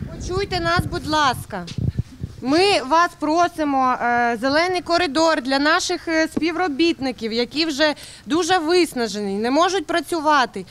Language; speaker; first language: Ukrainian; non-native, local second language; Russian